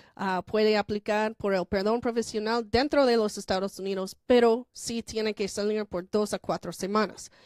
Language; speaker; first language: Spanish; non-native, fluent; English